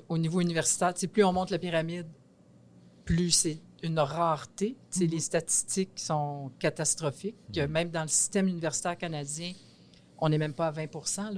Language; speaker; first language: French; native; French